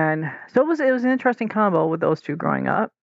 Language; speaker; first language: English; native; English